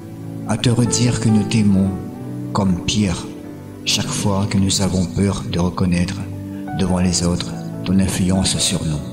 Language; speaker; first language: French; native; French